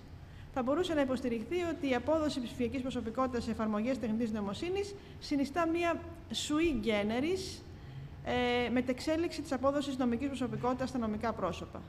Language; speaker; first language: Greek; native; Greek